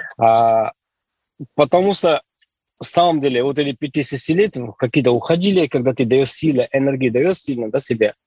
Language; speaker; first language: Russian; non-native, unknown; Hindi